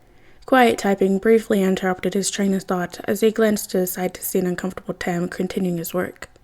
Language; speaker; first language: English; native; English